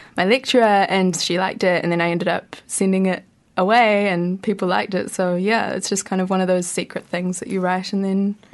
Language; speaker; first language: English; native; English